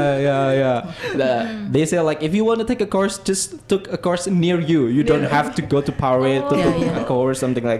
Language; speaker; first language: English; non-native, fluent; Indonesian